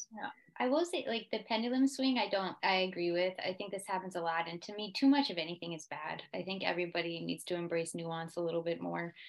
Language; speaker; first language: English; native; English